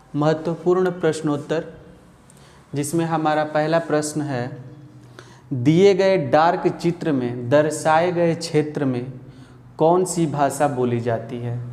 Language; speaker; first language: Hindi; native; Hindi